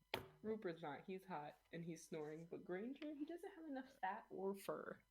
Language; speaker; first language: English; native; English